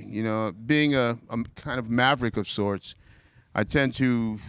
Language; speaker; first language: English; native; English